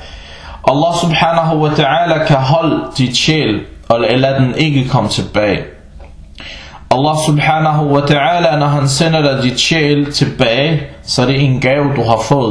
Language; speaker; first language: Danish; non-native, fluent; Arabic